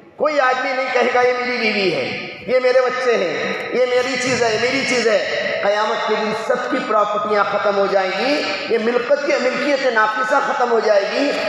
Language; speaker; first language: Urdu; native; Urdu